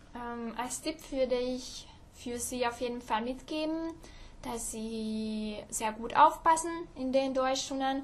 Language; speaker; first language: German; non-native, fluent; Hungarian